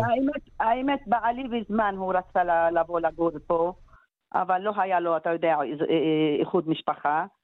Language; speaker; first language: Hebrew; non-native, local second language; Arabic